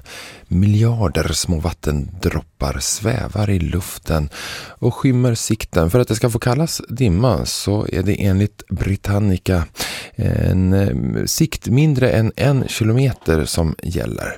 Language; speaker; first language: Swedish; native; Swedish